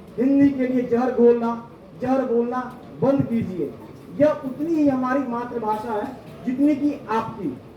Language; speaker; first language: Hindi; native; Hindi